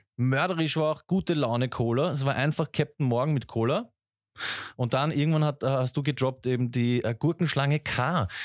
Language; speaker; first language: German; native; German